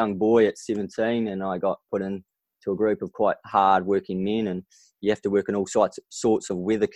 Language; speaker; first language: English; native; English